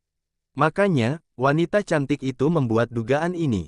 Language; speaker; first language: Indonesian; native; Indonesian